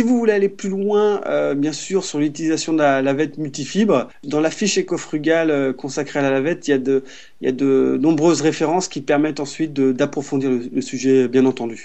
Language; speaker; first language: French; native; French